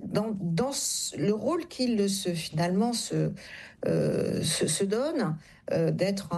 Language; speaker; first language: French; native; French